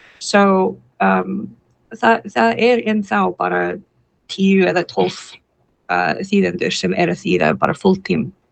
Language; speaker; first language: Icelandic; non-native, fluent; English